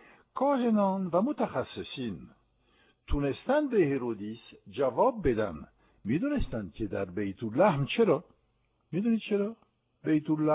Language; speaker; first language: Persian; non-native, fluent; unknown